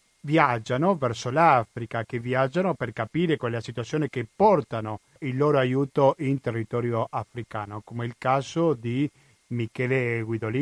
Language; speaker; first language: Italian; non-native, fluent; Spanish